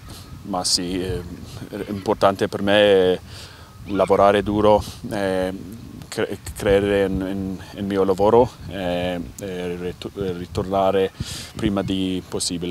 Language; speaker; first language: Italian; non-native, learner; English